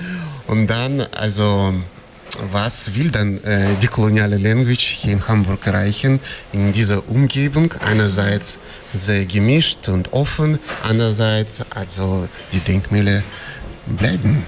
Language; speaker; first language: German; non-native, fluent; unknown